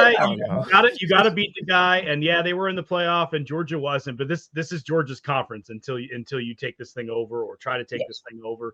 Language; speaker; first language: English; native; English